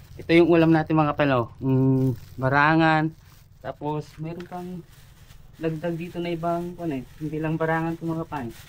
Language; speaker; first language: Filipino; non-native, local second language; Iloko